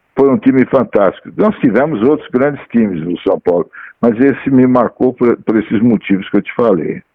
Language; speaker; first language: Portuguese; native; Portuguese